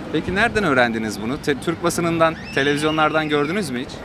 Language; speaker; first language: Turkish; native; Turkish